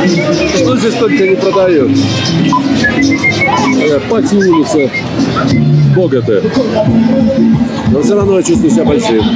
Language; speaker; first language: Russian; native; Russian